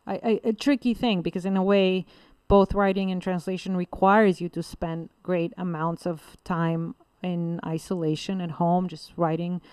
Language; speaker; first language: English; non-native, fluent; Bulgarian